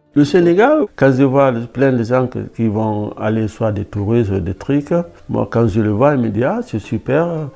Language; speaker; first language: French; non-native, local second language; Wolof